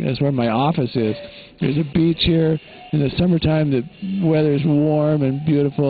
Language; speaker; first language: English; native; English